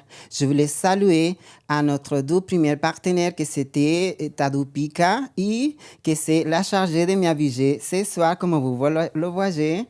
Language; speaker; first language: French; non-native, learner; Spanish